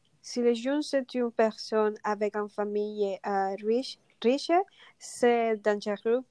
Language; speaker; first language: French; non-native, learner; Spanish